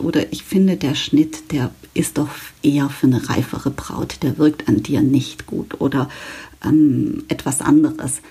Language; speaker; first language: German; native; German